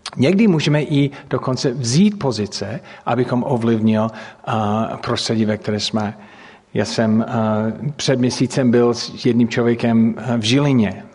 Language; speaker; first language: Czech; non-native, fluent; English